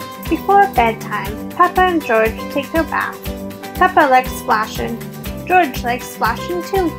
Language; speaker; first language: English; native; English